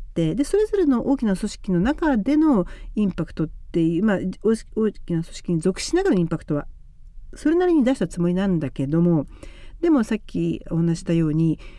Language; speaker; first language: Japanese; native; Japanese